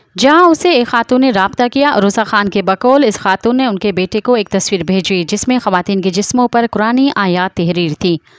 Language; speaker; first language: Urdu; non-native, local second language; Sindhi